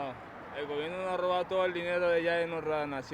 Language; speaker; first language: Spanish; native; Spanish